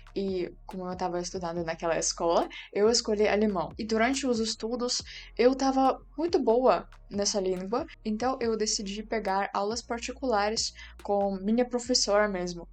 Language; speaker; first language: Portuguese; non-native, fluent; Russian